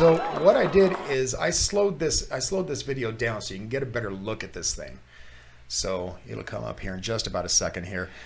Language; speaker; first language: English; native; English